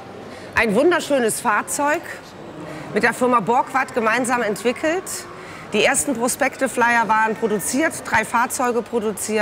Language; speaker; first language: German; native; German